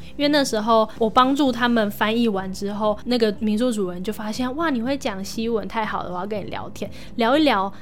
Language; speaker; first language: Chinese; native; Chinese